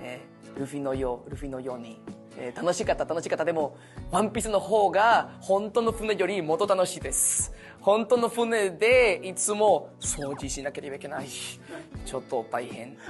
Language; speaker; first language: Japanese; non-native, learner; Spanish